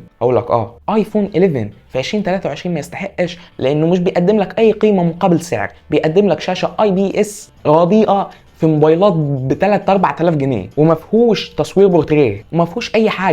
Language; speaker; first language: Arabic; native; Arabic